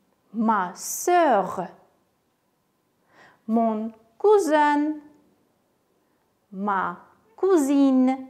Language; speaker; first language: French; non-native, fluent; Armenian